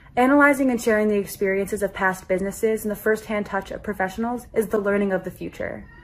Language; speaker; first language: English; native; English